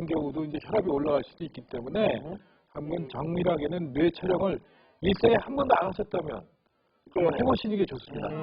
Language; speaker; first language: Korean; native; Korean